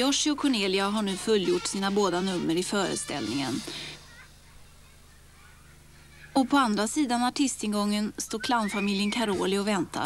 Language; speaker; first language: Swedish; native; Swedish